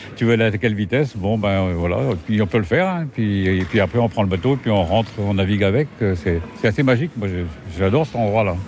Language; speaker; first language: French; native; French